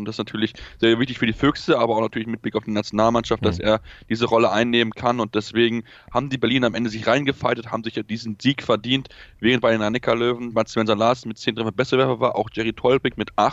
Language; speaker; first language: German; native; German